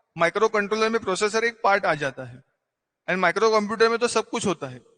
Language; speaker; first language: Hindi; non-native, local second language; Marathi